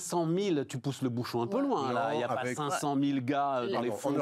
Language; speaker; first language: French; native; French